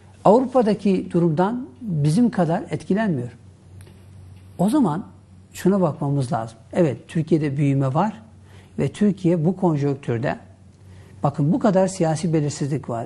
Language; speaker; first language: Turkish; non-native, local second language; Kurdish